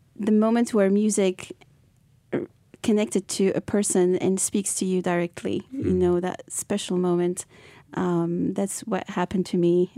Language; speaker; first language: English; non-native, fluent; Arabic